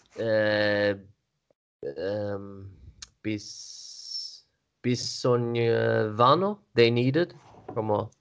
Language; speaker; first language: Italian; non-native, learner; Swedish